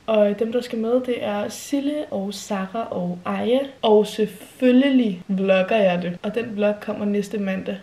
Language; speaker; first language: Danish; native; Danish